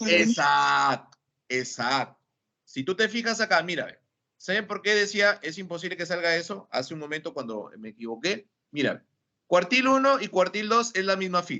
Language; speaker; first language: Spanish; native; Spanish